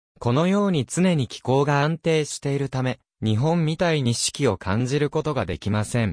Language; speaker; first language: Japanese; non-native, fluent; English